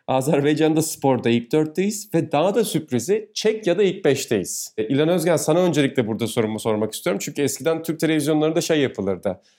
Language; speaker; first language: Turkish; native; Turkish